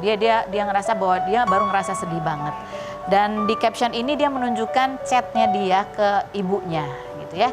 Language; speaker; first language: Indonesian; native; Indonesian